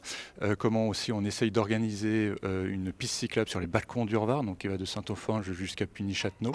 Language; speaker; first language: French; native; French